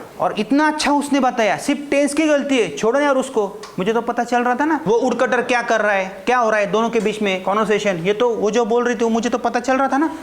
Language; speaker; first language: Hindi; non-native, local second language; Marathi